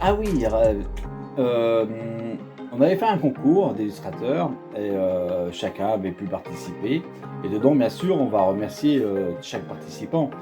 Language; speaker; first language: French; native; French